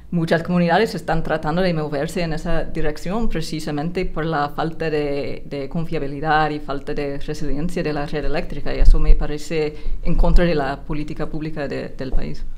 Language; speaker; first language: Spanish; non-native, fluent; English